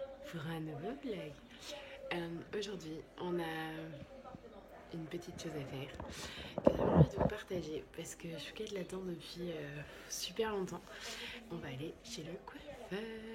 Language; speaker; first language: French; native; French